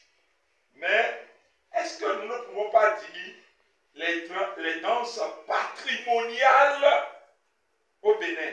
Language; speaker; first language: French; non-native, local second language; Fon